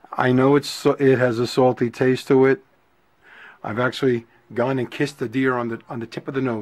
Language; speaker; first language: English; native; English